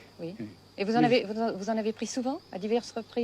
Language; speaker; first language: French; native; French